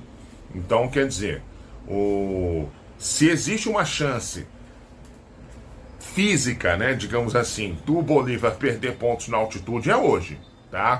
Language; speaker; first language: Portuguese; native; Portuguese